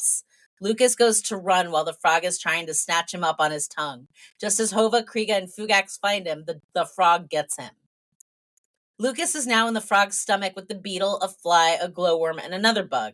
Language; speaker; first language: English; native; English